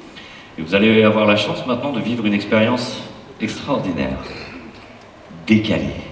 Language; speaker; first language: French; native; French